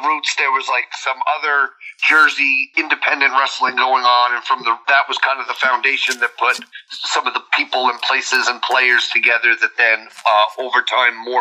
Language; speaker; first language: English; native; English